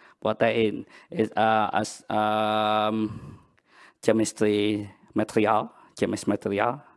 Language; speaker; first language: English; non-native, learner; Banjar